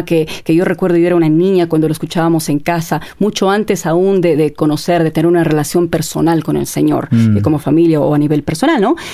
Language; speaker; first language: Spanish; native; Spanish